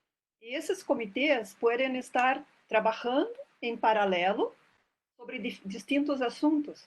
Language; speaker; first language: Spanish; non-native, fluent; Portuguese